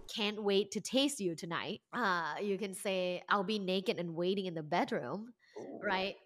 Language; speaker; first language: English; non-native, fluent; Thai